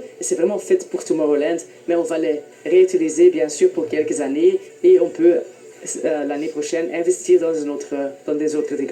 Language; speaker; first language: French; non-native, local second language; Dutch